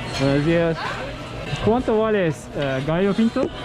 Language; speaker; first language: Spanish; non-native, learner; Turkish